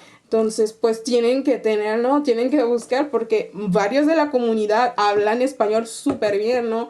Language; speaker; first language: Spanish; non-native, fluent; Haitian Creole